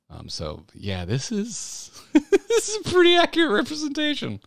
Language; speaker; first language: English; native; English